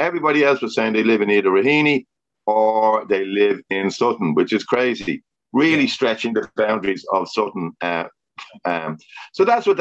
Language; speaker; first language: English; native; English